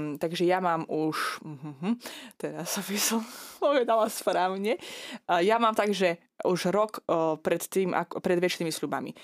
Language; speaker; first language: Slovak; non-native, fluent; Azerbaijani